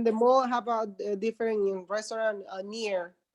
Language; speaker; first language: English; non-native, learner; Spanish